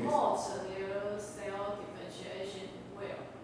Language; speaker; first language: English; non-native, learner; Chinese